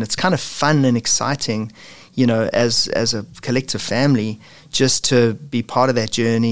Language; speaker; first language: English; native; English